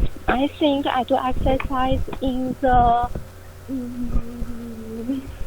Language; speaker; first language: English; non-native, learner; Chinese